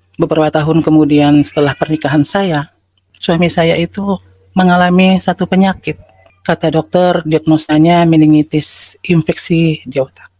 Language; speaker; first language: Indonesian; native; Indonesian